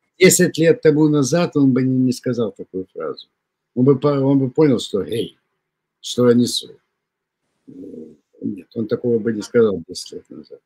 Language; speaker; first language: Russian; native; Russian